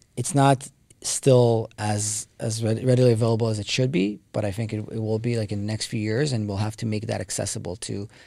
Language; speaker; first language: English; non-native, fluent; Hebrew